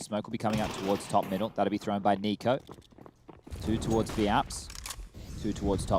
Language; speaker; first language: English; native; English